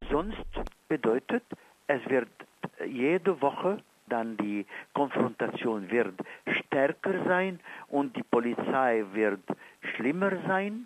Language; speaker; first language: German; non-native, fluent; Arabic